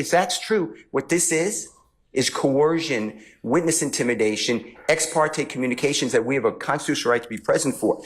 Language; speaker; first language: English; native; English